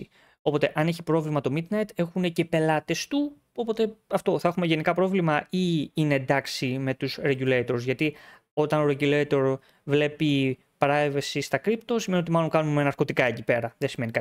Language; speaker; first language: Greek; native; Greek